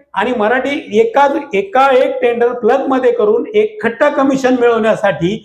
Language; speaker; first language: Marathi; native; Marathi